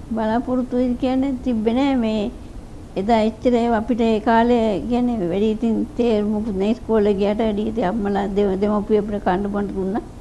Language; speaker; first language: Sinhala; native; Sinhala